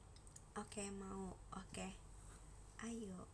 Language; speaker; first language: Indonesian; native; Indonesian